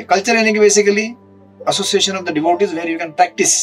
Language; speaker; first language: Hindi; non-native, local second language; Marathi